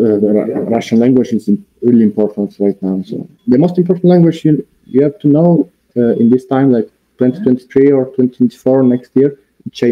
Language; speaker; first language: English; non-native, fluent; Italian